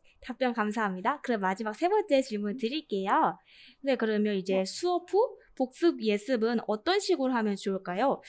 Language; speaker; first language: Korean; native; Korean